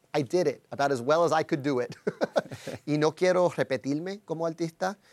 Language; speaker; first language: Spanish; early bilingual, heritage; Spanish